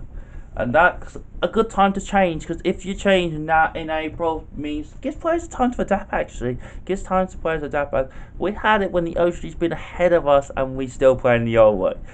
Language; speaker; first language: English; native; English